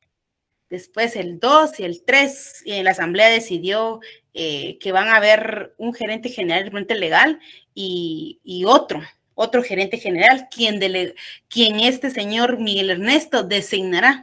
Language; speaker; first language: Spanish; native; Spanish